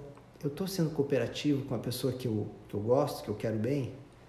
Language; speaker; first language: Portuguese; native; Portuguese